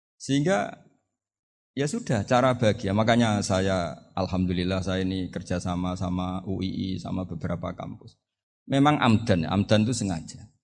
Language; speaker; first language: Indonesian; non-native, local second language; Javanese